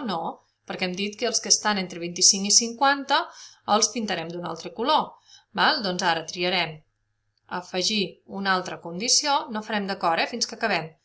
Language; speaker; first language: Catalan; native; Catalan